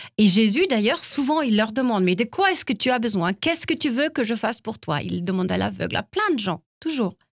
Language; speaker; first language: French; non-native, fluent; German